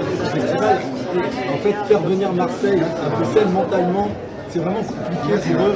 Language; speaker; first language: French; native; French